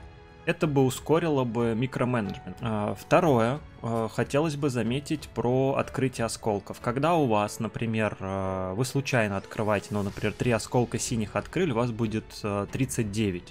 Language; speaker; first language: Russian; native; Russian